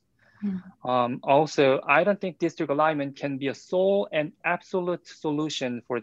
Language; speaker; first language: English; non-native, fluent; Korean